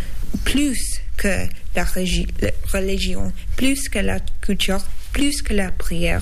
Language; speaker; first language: French; non-native, learner; English